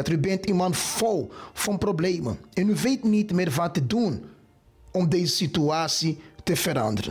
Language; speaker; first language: Dutch; non-native, fluent; Portuguese